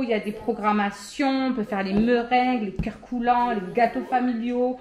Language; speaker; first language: French; native; French